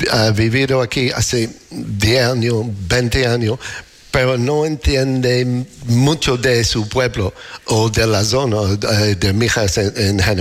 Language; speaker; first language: Spanish; non-native, learner; English